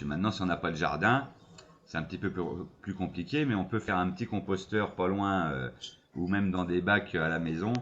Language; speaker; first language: French; native; French